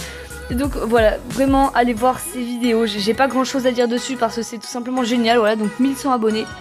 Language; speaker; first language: French; native; French